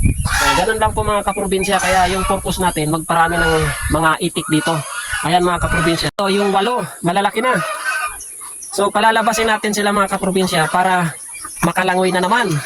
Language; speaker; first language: Filipino; non-native, local second language; Bikol